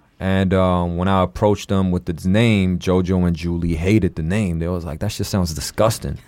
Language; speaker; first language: English; early bilingual, other home language; Chinese